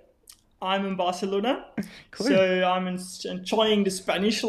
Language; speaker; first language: English; non-native, fluent; German